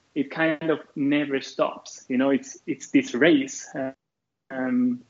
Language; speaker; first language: English; non-native, fluent; German